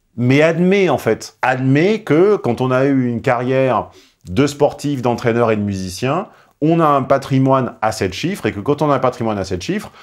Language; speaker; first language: French; native; French